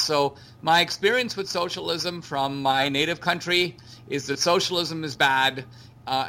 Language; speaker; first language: English; non-native, local second language; Konkani